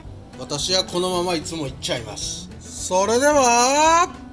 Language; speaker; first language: Japanese; native; Japanese